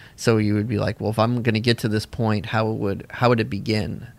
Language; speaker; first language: English; native; English